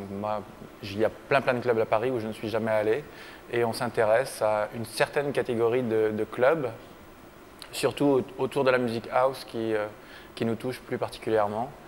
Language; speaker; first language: French; native; French